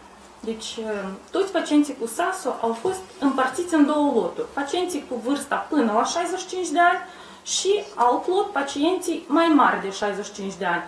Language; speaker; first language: Romanian; native; Romanian